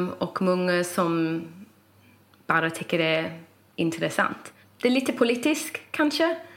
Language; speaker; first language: Swedish; non-native, fluent; English